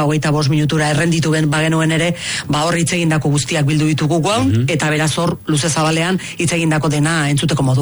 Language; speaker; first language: Basque; native; Basque